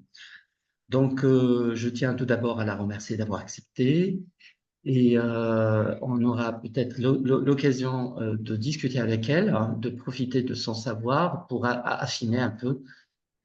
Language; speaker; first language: French; non-native, local second language; Arabic